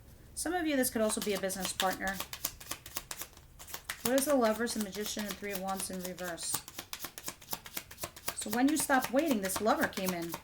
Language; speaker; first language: English; native; English